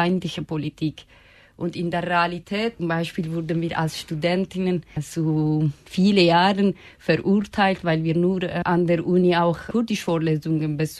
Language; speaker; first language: German; non-native, fluent; Kurdish